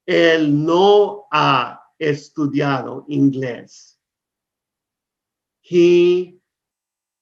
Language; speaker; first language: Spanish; non-native, fluent; English